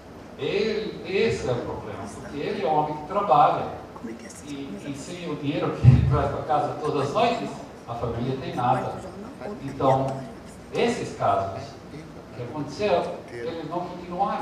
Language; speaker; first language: Portuguese; early bilingual, heritage; Portuguese